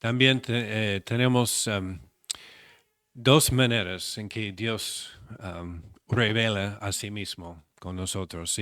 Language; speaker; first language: Spanish; non-native, fluent; English